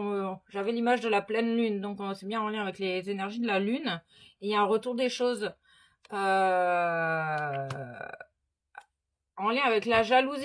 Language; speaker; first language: French; native; French